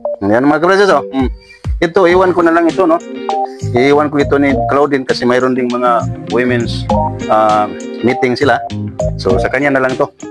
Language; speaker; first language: Filipino; non-native, local second language; Cebuano